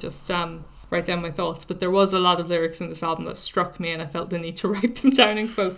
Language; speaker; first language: English; native; English